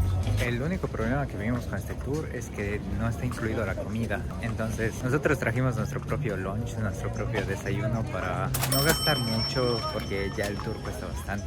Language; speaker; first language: Spanish; native; Spanish